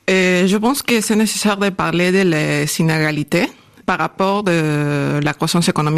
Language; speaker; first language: French; non-native, learner; Spanish